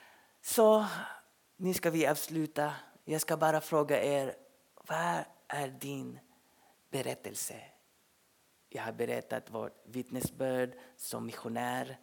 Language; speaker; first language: Swedish; non-native, fluent; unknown